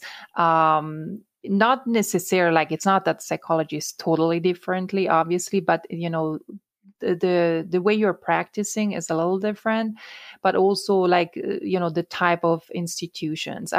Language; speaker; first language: English; non-native, fluent; Italian